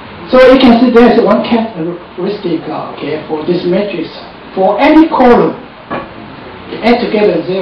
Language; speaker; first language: English; non-native, fluent; Chinese